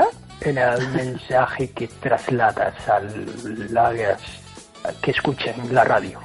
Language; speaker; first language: Spanish; non-native, fluent; English